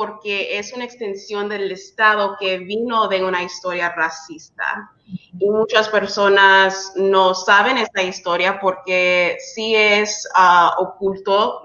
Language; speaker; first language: Spanish; early bilingual, heritage; English